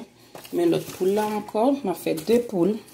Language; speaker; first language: French; non-native, learner; Haitian Creole